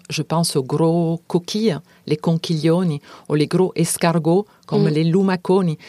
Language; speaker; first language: French; non-native, fluent; Italian